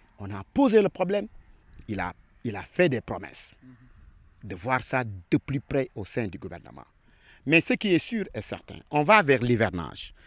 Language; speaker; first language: French; non-native, local second language; Wolof